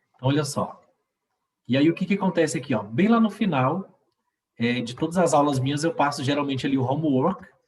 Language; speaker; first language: Portuguese; native; Portuguese